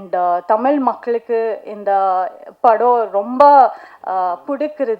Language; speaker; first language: Tamil; non-native, learner; Kannada